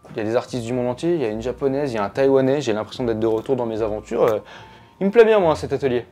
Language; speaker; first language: French; native; French